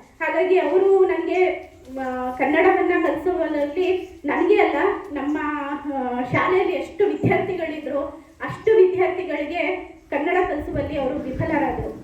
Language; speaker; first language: Kannada; non-native, local second language; Urdu